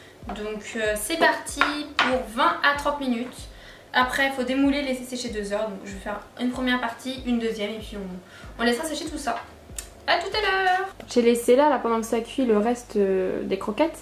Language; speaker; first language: French; native; French